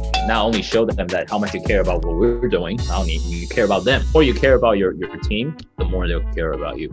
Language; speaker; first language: English; non-native, fluent; Chinese